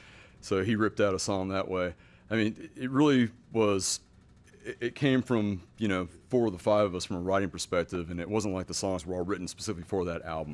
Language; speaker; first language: English; native; English